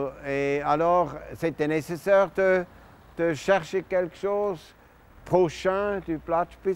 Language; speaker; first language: French; non-native, local second language; German